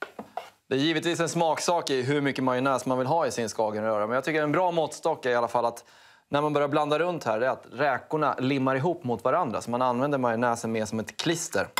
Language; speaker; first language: Swedish; native; Swedish